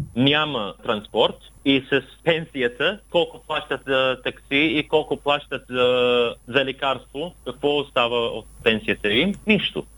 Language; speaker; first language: Bulgarian; non-native, fluent; Arabic